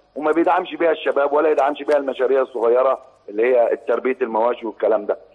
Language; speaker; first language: Arabic; native; Arabic